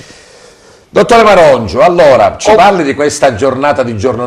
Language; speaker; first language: Italian; native; Italian